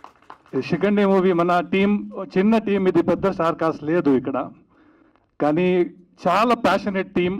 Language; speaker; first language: Telugu; non-native, learner; Kannada